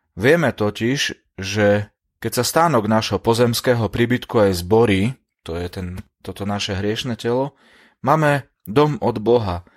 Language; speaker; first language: Slovak; native; Slovak